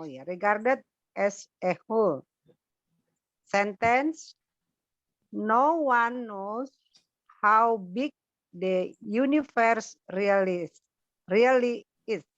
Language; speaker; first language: English; non-native, learner; Indonesian